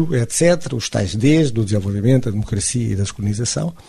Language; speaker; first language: Portuguese; native; Portuguese